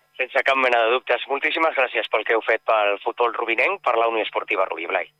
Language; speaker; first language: Catalan; native; Catalan